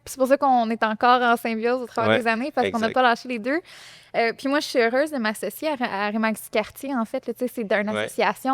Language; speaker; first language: French; native; French